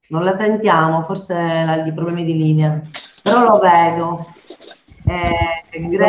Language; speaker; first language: Italian; native; Italian